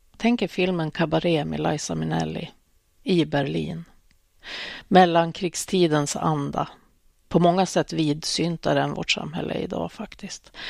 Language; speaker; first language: Swedish; native; Swedish